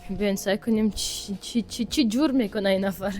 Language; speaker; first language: Persian; early bilingual, heritage; Persian